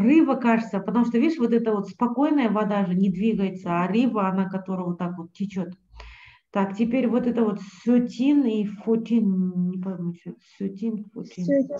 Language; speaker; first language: Russian; native; Russian